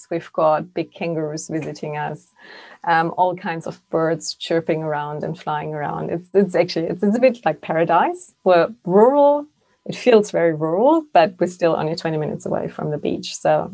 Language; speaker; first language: English; non-native, fluent; German